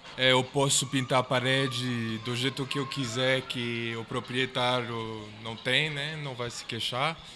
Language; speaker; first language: Portuguese; early bilingual, heritage; Portuguese